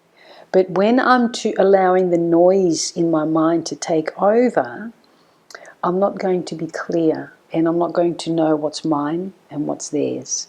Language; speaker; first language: English; native; English